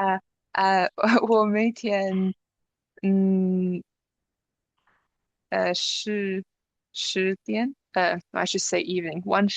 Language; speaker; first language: Chinese; non-native, learner; English